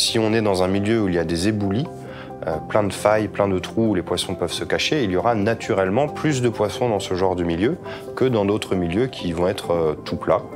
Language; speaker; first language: French; native; French